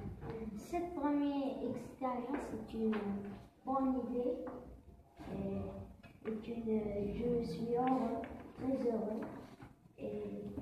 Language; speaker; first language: French; non-native, learner; Kabyle